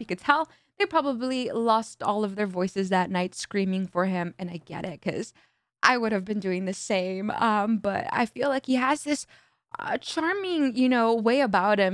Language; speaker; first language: English; early bilingual, other home language; Spanish